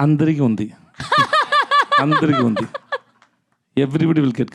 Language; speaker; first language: Telugu; non-native, learner; Tamil